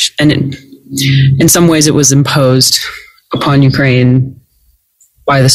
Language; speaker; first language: English; native; English